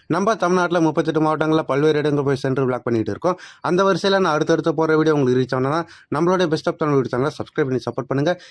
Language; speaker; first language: Tamil; native; Tamil